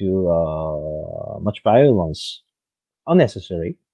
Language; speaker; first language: English; non-native, fluent; French